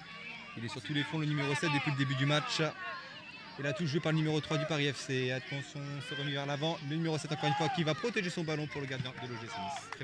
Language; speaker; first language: French; native; French